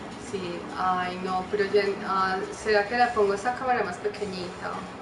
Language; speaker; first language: Spanish; native; Spanish